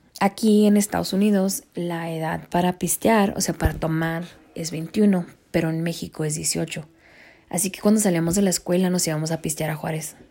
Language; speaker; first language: Spanish; early bilingual, heritage; Spanish